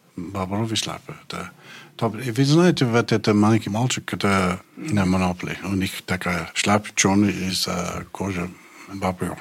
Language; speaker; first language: Russian; non-native, fluent; English